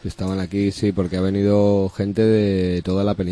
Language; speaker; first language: Spanish; native; Spanish